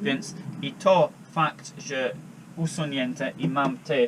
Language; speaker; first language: Polish; non-native, learner; English